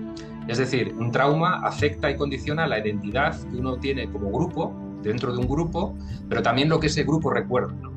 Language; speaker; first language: Spanish; native; Spanish